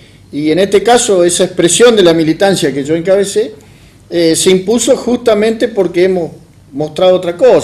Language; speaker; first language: Spanish; native; Spanish